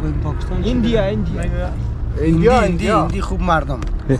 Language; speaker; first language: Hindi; non-native, learner; Persian